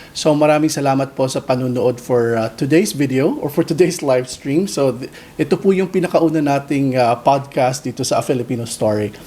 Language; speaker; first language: Filipino; non-native, local second language; Cebuano